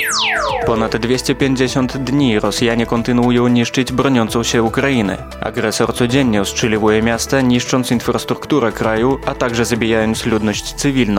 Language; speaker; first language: Polish; native; Polish